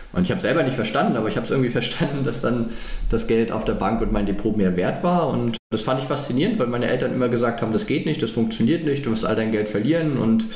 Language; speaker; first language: German; native; German